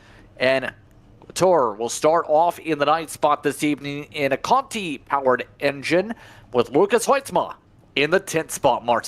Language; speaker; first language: English; native; English